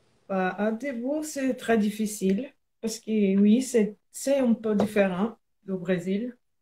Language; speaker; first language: French; non-native, learner; Portuguese